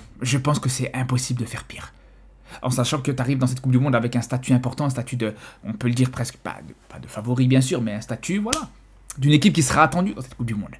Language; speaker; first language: French; native; French